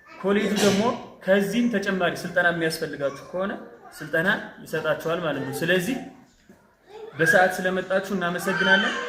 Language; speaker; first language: Amharic; native; Amharic